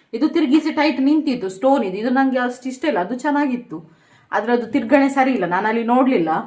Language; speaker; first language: Kannada; non-native, local second language; Tulu